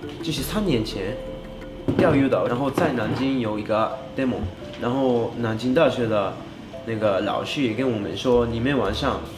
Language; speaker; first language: Chinese; non-native, learner; Japanese